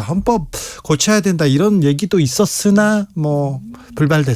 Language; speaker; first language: Korean; native; Korean